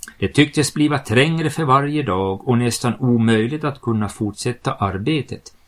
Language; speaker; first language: Swedish; native; Swedish